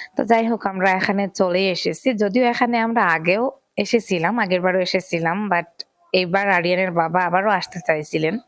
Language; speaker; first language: Bangla; native; Bangla